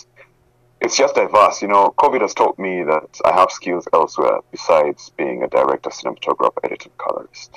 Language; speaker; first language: English; non-native, local second language; Ganda